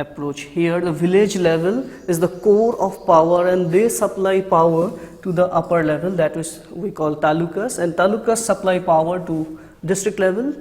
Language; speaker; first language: English; non-native, local second language; Assamese